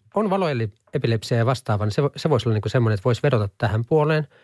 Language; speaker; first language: Finnish; native; Finnish